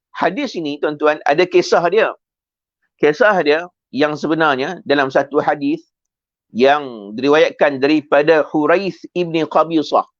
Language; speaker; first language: Malay; native; Malay